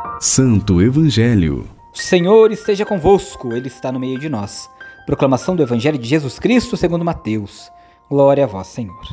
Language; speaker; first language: Portuguese; native; Portuguese